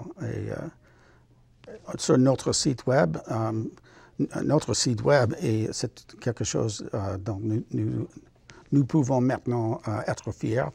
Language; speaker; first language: French; non-native, learner; English